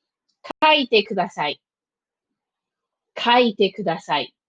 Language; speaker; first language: Japanese; non-native, fluent; English